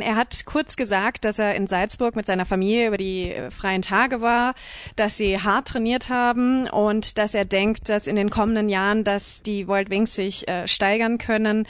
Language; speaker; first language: German; native; German